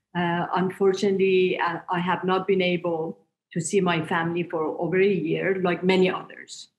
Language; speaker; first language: English; non-native, fluent; Persian